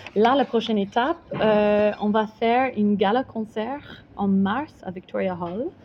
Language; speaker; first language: French; non-native, fluent; English